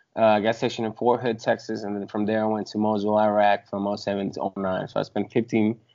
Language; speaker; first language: English; early bilingual, other home language; Spanish